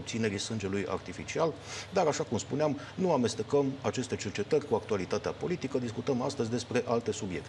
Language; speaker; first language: Romanian; native; Romanian